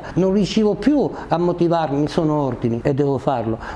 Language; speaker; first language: Italian; native; Italian